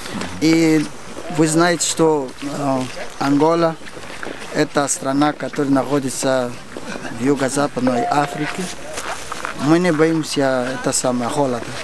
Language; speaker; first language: Russian; non-native, learner; Portuguese